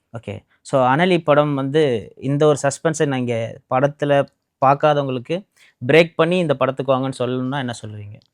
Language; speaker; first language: Tamil; native; Tamil